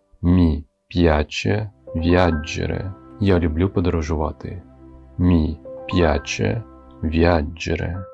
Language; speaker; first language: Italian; non-native, fluent; Ukrainian